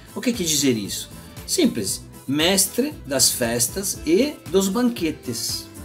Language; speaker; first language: Portuguese; non-native, fluent; Italian